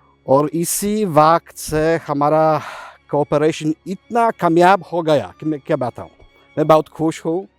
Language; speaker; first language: Hindi; non-native, fluent; Polish